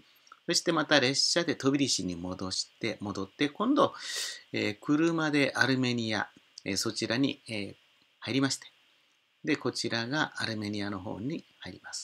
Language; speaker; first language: Japanese; native; Japanese